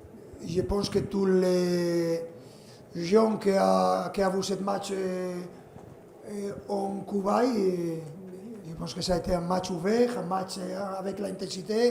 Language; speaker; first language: French; non-native, fluent; Spanish